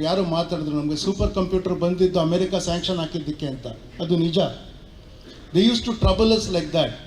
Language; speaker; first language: Kannada; native; Kannada